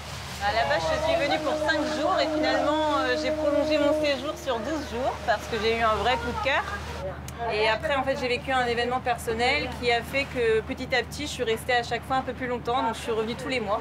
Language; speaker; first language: French; native; French